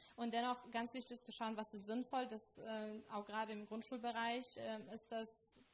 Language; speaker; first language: German; non-native, fluent; Lithuanian